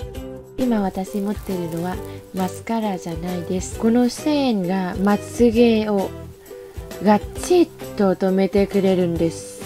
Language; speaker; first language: Japanese; non-native, fluent; Vietnamese